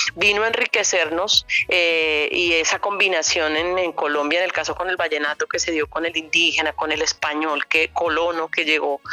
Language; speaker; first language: Spanish; native; Spanish